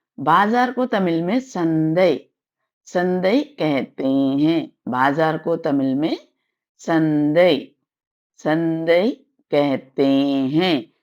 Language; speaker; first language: Hindi; non-native, local second language; Tamil